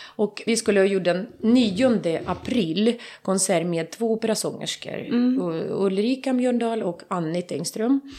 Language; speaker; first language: Swedish; non-native, fluent; Ukrainian